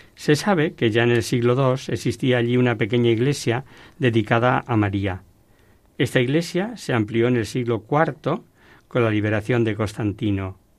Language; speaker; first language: Spanish; native; Spanish